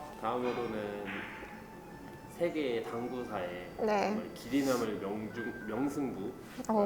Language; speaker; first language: Korean; native; Korean